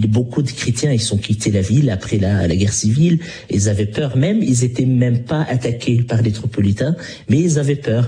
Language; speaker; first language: French; non-native, local second language; Arabic